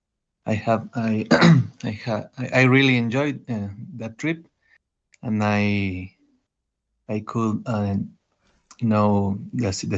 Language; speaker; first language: English; non-native, learner; Spanish